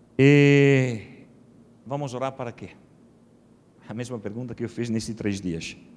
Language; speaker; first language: Portuguese; non-native, fluent; Italian